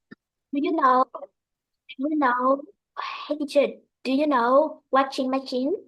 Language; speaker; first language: English; non-native, learner; Vietnamese